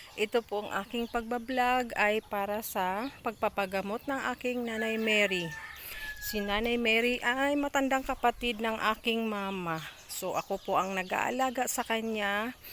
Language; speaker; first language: Filipino; non-native, local second language; Bikol